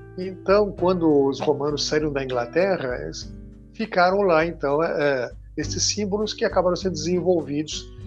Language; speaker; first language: Portuguese; non-native, fluent; Hebrew